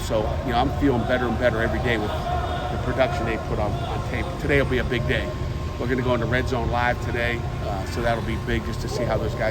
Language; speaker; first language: English; native; English